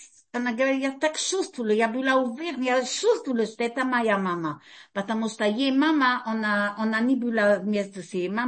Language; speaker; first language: Russian; early bilingual, heritage; Russian